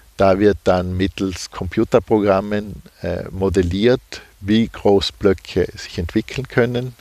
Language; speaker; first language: German; native; German